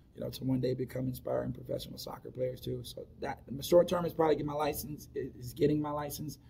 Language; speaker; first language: English; native; English